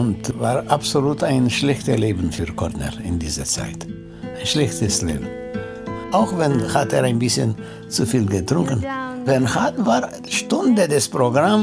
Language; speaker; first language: German; non-native, learner; Romanian